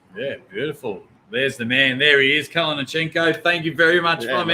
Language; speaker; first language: English; native; English